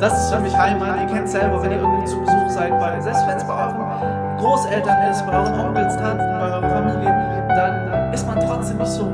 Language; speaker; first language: German; native; German